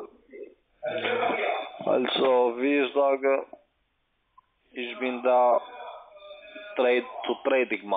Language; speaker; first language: German; non-native, learner; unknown